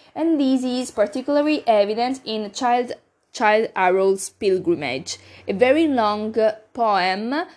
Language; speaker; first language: English; non-native, learner; Italian